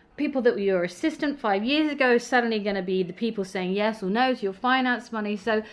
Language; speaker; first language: English; native; English